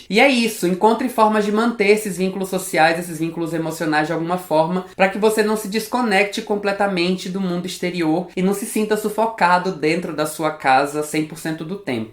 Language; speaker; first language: Portuguese; native; Portuguese